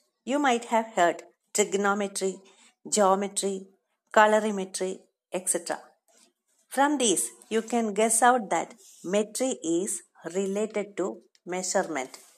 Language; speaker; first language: English; non-native, local second language; Malayalam